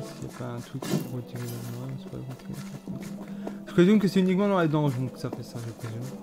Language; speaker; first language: French; native; French